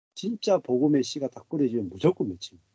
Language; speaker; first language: Korean; native; Korean